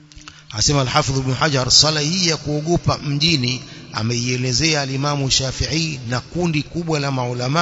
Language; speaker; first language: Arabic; non-native, fluent; Swahili